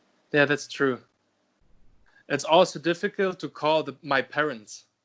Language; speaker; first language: English; non-native, fluent; German